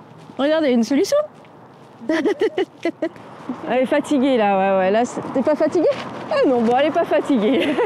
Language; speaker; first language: French; native; French